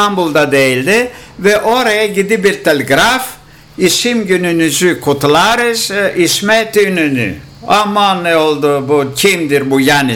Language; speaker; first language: Turkish; non-native, local second language; Greek